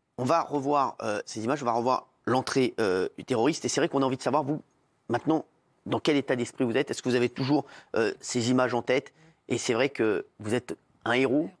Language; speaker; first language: French; native; French